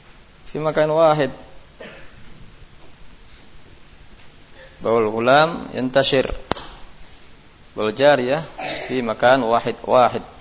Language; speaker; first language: Arabic; non-native, fluent; Indonesian